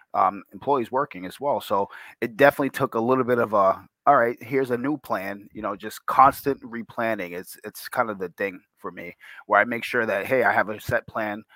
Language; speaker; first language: English; native; English